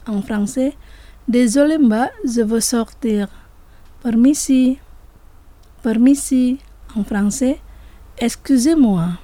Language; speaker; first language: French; non-native, fluent; Indonesian